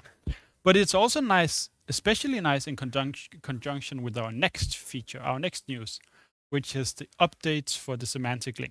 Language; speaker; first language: English; non-native, fluent; Danish